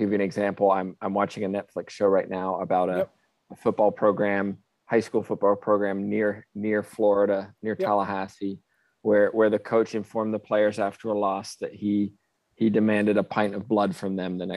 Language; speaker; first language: English; native; English